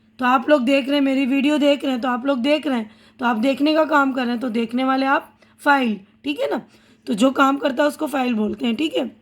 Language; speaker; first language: Urdu; native; Urdu